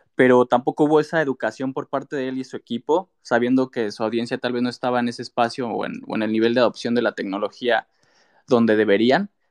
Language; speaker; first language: Spanish; early bilingual, heritage; Spanish